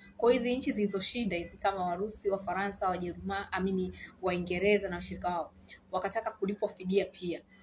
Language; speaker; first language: Swahili; native; Swahili